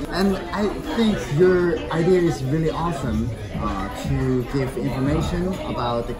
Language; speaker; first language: English; non-native, learner; Korean